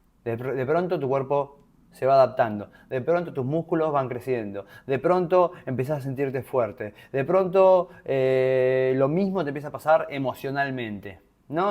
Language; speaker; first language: Spanish; native; Spanish